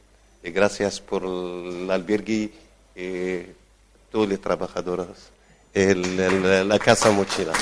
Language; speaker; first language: Spanish; non-native, learner; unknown